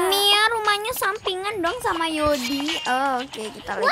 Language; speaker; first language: Indonesian; native; Indonesian